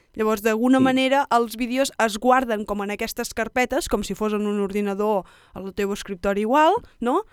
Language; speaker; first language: Catalan; native; Catalan